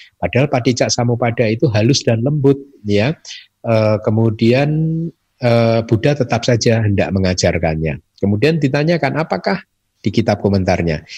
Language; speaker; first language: Indonesian; native; Indonesian